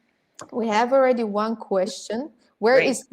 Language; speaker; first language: English; non-native, fluent; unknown